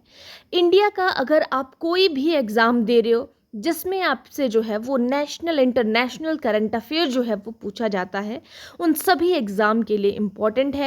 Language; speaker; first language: Hindi; native; Hindi